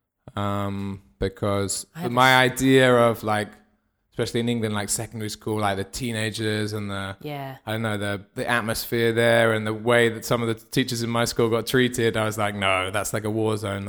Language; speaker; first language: English; native; English